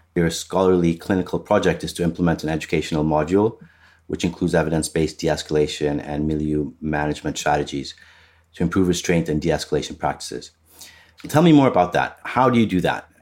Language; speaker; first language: English; non-native, fluent; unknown